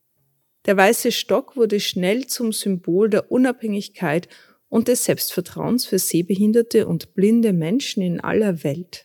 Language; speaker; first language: German; native; German